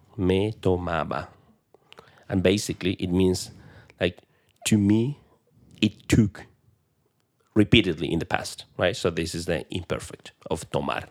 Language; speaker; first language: English; non-native, fluent; Spanish